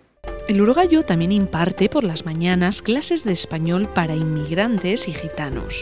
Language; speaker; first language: Spanish; native; Spanish